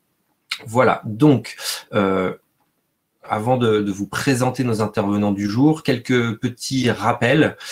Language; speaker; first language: French; native; French